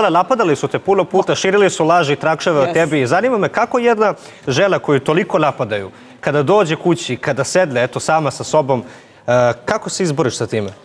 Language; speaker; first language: Serbian; native; Serbian